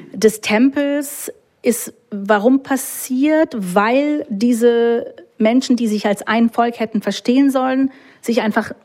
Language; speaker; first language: German; non-native, fluent; English